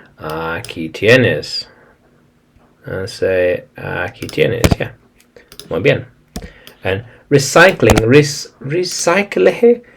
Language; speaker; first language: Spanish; non-native, learner; English